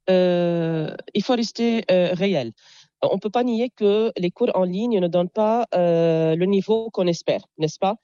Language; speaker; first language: French; non-native, local second language; Arabic